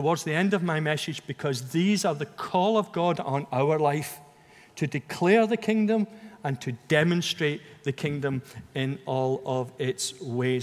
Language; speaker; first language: English; native; English